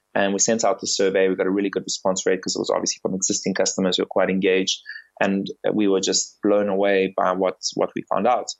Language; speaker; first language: English; early bilingual, other home language; Bulgarian